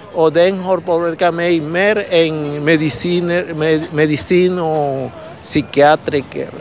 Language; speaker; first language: Swedish; early bilingual, other home language; Spanish